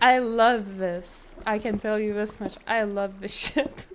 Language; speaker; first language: English; non-native, fluent; Lithuanian